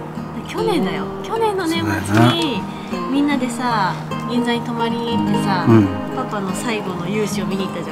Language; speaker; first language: Japanese; native; Japanese